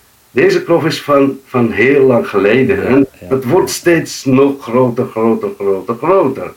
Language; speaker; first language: Dutch; non-native, fluent; Riffian